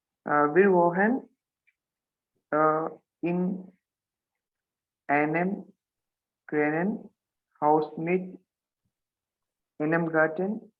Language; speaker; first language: German; non-native, learner; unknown